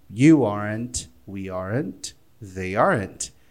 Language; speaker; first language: English; non-native, fluent; Portuguese